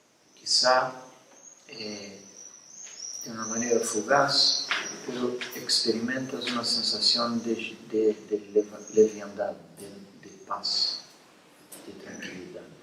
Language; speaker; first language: Spanish; non-native, fluent; Portuguese